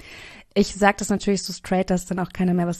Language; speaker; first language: German; native; German